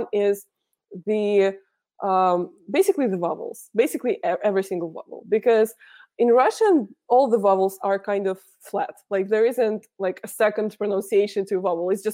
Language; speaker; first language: English; non-native, fluent; Russian